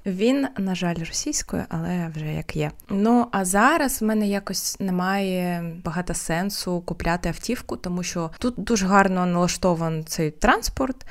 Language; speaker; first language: Ukrainian; non-native, local second language; Russian